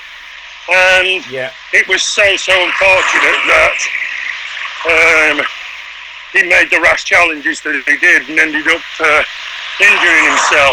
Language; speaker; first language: English; native; English